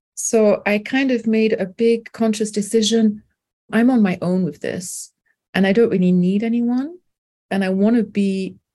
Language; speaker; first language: English; non-native, local second language; French